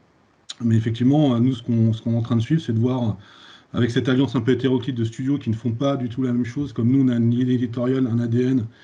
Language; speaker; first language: French; native; French